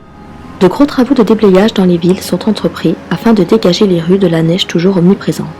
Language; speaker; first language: French; native; French